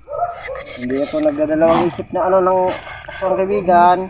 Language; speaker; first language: Filipino; non-native, local second language; Cebuano